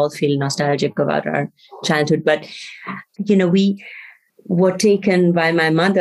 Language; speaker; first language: English; non-native, local second language; Bangla